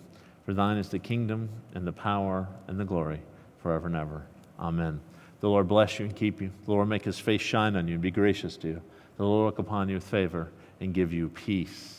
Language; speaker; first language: English; native; English